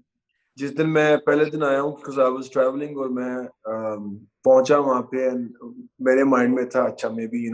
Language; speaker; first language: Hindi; non-native, local second language; Punjabi